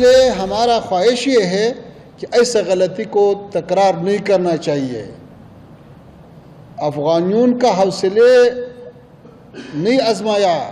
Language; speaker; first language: Hindi; non-native, fluent; Pashto